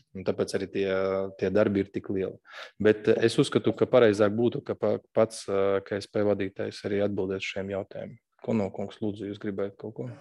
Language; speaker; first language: Latvian; non-native, local second language; Russian